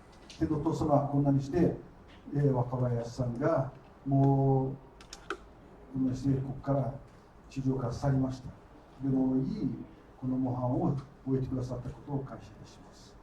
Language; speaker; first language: Japanese; early bilingual, heritage; Portuguese